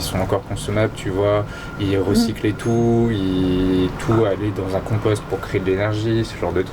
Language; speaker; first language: French; native; French